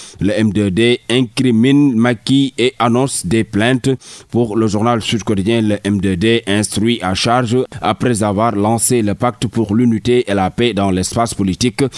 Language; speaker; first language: French; non-native, local second language; Wolof